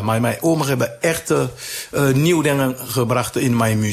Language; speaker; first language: Dutch; non-native, learner; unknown